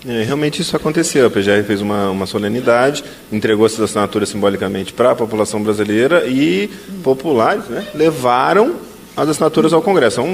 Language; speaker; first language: Portuguese; native; Portuguese